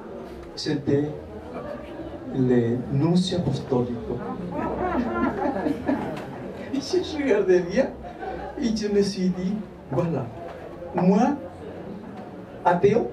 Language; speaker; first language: French; non-native, fluent; Spanish